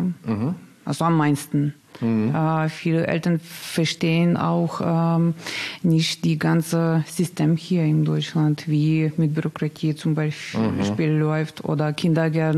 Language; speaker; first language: German; non-native, learner; Russian